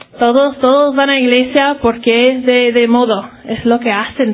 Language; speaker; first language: Spanish; early bilingual, heritage; Spanish